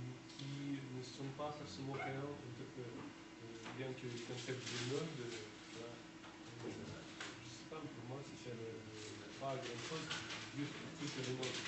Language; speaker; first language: French; non-native, fluent; Russian